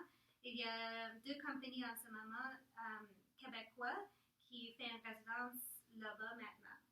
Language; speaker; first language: French; non-native, learner; English